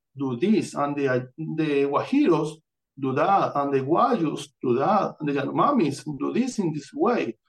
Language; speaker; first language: English; non-native, fluent; Spanish